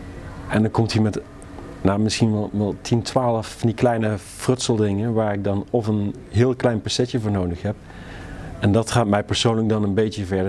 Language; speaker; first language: Dutch; native; Dutch